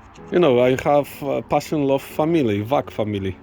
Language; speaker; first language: English; non-native, learner; Polish